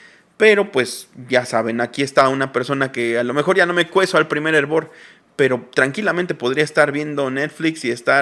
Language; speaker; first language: Spanish; native; Spanish